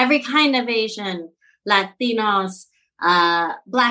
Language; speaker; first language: English; native; English